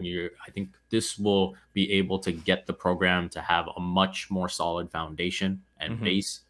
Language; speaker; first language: English; native; English